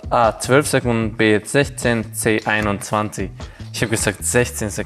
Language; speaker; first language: German; non-native, fluent; Hungarian